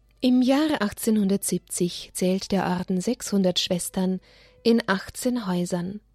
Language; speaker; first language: German; native; German